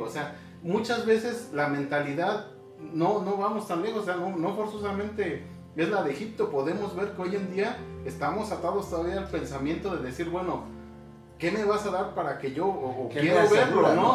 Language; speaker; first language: Spanish; native; Spanish